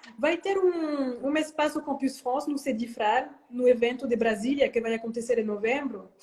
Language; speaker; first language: Portuguese; non-native, fluent; French